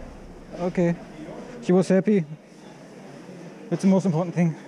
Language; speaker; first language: English; non-native, fluent; German